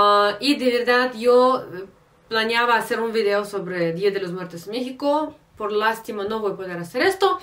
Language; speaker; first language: Spanish; non-native, fluent; Russian